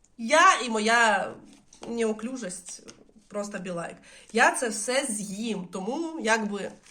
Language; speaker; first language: Ukrainian; non-native, local second language; Russian